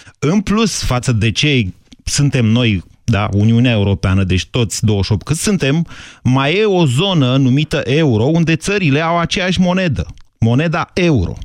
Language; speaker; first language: Romanian; native; Romanian